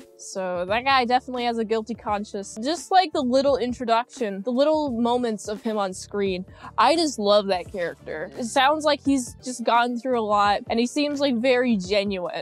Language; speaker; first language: English; native; English